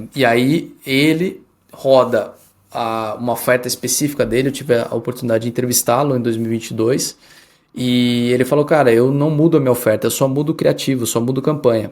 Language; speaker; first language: Portuguese; early bilingual, heritage; Portuguese